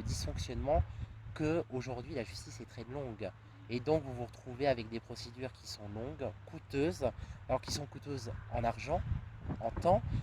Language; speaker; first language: French; native; French